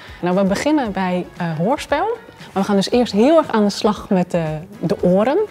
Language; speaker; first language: Dutch; native; Dutch